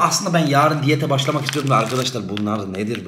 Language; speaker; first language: Turkish; native; Turkish